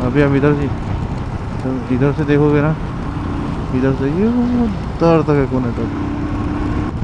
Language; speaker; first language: Hindi; non-native, local second language; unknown